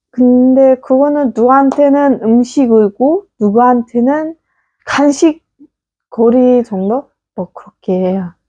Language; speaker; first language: Korean; non-native, fluent; Kazakh